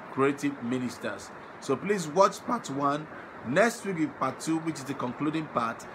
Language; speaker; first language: English; non-native, local second language; Yoruba